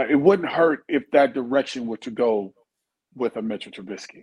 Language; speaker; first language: English; native; English